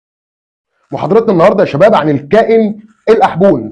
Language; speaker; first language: Arabic; native; Arabic